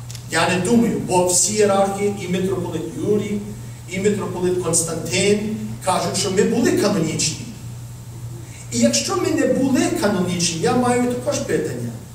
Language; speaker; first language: Ukrainian; early bilingual, heritage; Ukrainian